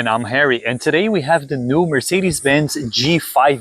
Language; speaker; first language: English; native; English